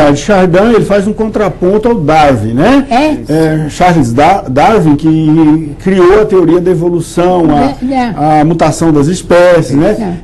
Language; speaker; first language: Portuguese; native; Portuguese